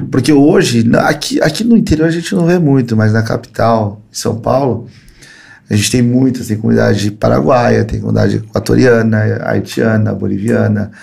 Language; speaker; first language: Portuguese; early bilingual, other home language; Spanish